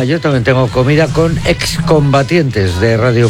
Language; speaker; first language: Spanish; native; Spanish